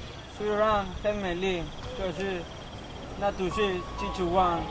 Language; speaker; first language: Chinese; non-native, learner; Spanish